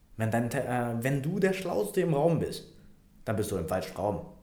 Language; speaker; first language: German; non-native, fluent; Vietnamese